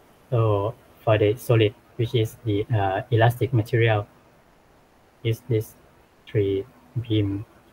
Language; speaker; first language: English; non-native, fluent; Thai